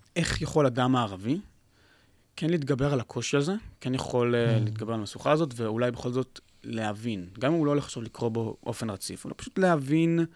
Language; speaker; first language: Hebrew; native; Hebrew